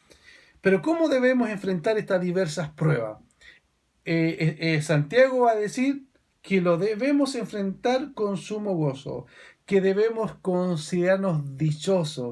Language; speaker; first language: Spanish; native; Spanish